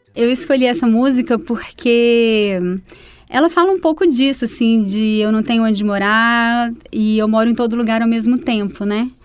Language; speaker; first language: Portuguese; native; Portuguese